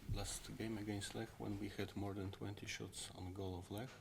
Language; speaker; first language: English; non-native, fluent; Polish